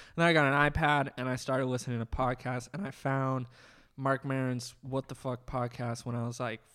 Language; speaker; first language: English; native; English